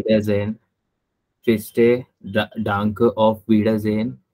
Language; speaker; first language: German; non-native, learner; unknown